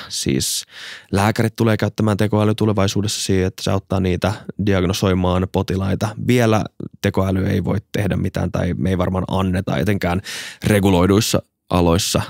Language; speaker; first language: Finnish; native; Finnish